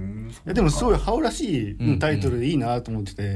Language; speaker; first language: Japanese; native; Japanese